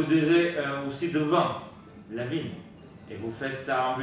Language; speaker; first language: French; non-native, learner; Bulgarian